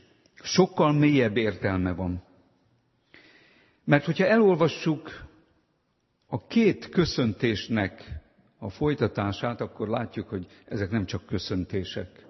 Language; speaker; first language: Hungarian; native; Hungarian